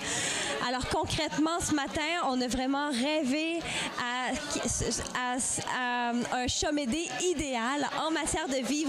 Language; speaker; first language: French; native; French